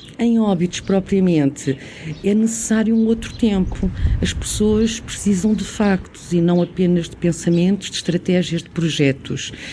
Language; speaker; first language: Portuguese; native; Portuguese